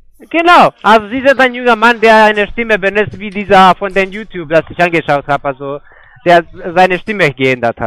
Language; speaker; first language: German; non-native, fluent; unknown